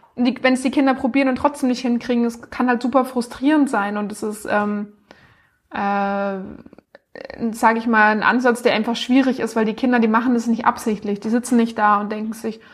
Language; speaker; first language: German; native; German